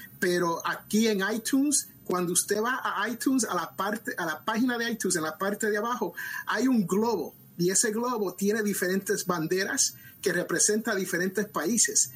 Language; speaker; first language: Spanish; early bilingual, other home language; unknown